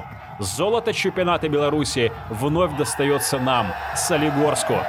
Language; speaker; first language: Russian; native; Russian